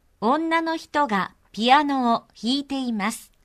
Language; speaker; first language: Japanese; non-native, fluent; Korean